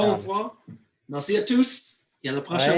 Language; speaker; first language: French; non-native, learner; English